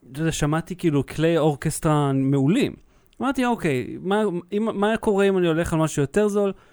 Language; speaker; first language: Hebrew; early bilingual, other home language; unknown